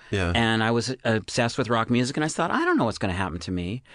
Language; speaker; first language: English; native; English